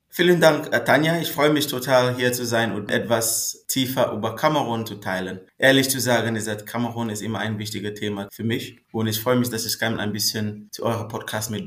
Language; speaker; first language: German; non-native, fluent; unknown